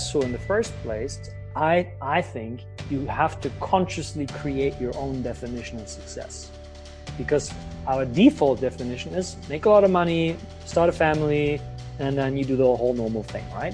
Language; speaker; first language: English; non-native, fluent; German